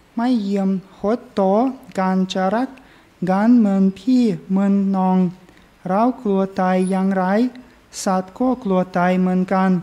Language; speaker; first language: Thai; non-native, fluent; English